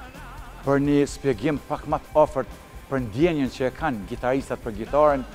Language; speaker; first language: Albanian; native; Albanian